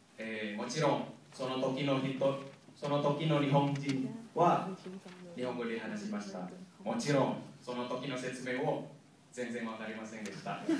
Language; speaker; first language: Japanese; non-native, learner; Indonesian